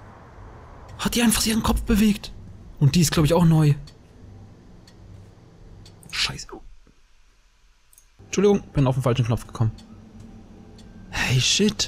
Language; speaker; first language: German; native; German